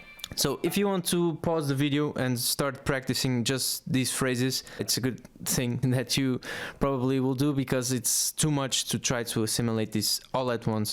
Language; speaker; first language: English; non-native, fluent; Portuguese